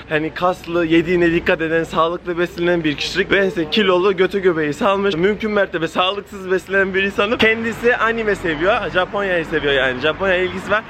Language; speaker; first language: Turkish; non-native, fluent; Japanese